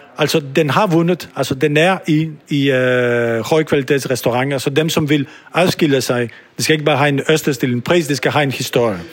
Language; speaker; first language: Danish; non-native, fluent; French